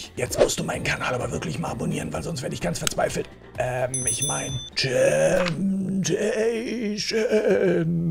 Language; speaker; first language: German; native; German